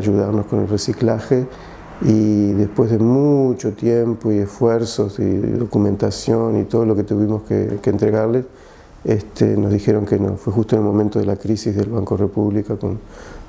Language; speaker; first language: Spanish; native; Spanish